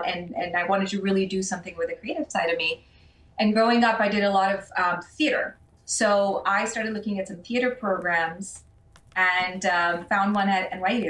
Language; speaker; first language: English; non-native, local second language; Urdu